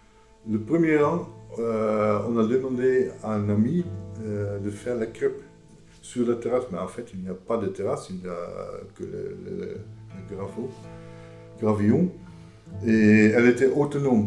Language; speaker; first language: French; non-native, fluent; Dutch